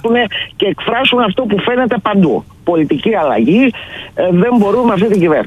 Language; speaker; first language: Greek; native; Greek